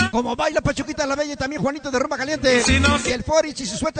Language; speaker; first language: Spanish; native; Spanish